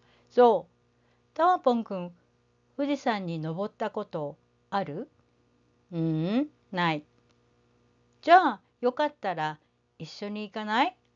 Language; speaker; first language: Japanese; native; Japanese